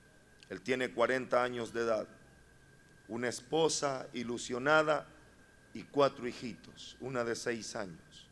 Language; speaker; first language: Spanish; native; Spanish